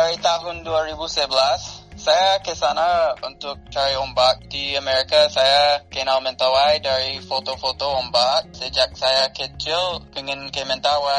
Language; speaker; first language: Indonesian; non-native, fluent; English